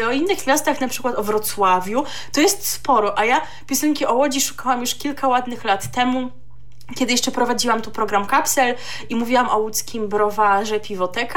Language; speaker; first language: Polish; native; Polish